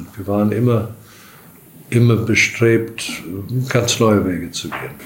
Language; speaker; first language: German; non-native, fluent; English